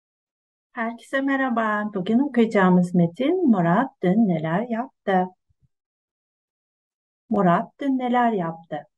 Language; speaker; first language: Turkish; non-native, fluent; Kazakh